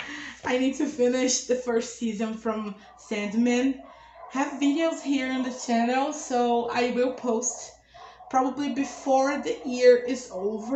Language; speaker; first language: English; non-native, learner; Portuguese